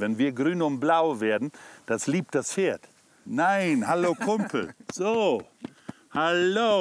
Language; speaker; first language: German; native; German